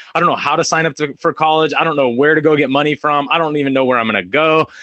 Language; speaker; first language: English; native; English